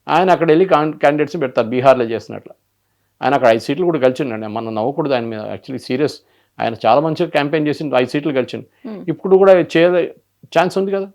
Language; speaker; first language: Telugu; non-native, local second language; Malayalam